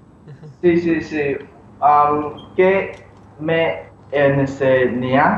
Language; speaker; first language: Spanish; non-native, learner; English